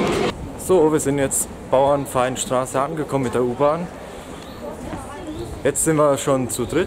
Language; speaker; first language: German; native; German